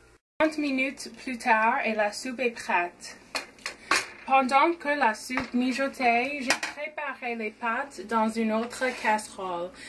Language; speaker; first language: French; non-native, fluent; English